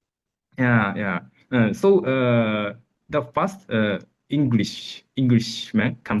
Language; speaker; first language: English; non-native, learner; Japanese